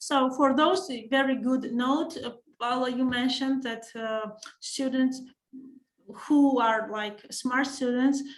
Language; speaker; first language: English; non-native, fluent; Georgian